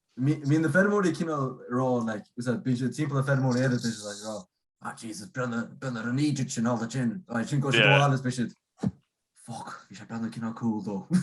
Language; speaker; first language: Irish; native; Irish